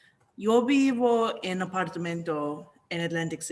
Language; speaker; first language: Spanish; non-native, learner; English